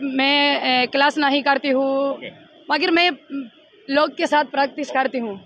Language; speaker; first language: Hindi; non-native, learner; Spanish